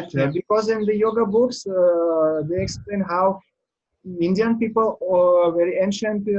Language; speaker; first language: English; non-native, learner; Russian